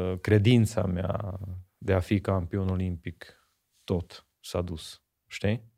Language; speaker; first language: Romanian; non-native, local second language; Hungarian